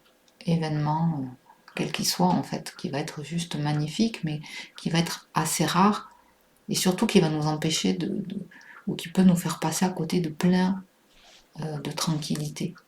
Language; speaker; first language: French; native; French